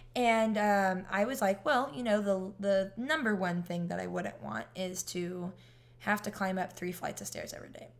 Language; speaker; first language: English; native; English